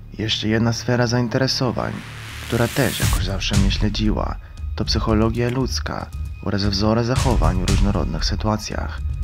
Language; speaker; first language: Polish; non-native, fluent; Croatian